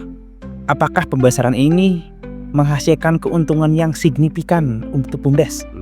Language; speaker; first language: Indonesian; non-native, local second language; Sundanese